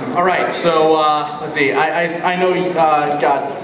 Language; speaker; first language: English; native; English